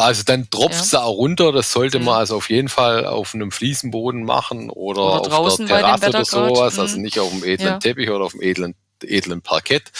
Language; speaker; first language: German; native; German